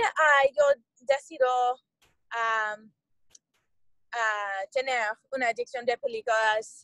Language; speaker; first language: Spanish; non-native, learner; English